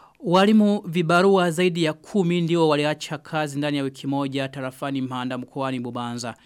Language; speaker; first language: Swahili; non-native, local second language; Rundi